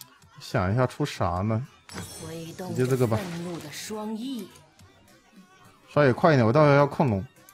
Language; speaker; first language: Chinese; native; Chinese